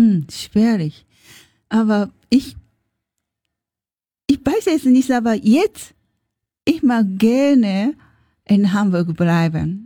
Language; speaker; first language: German; non-native, learner; Japanese